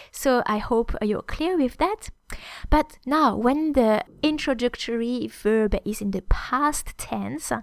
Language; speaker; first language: English; non-native, fluent; French